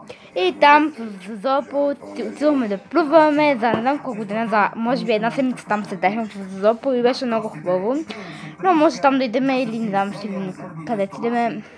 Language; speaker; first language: Bulgarian; early bilingual, heritage; Bulgarian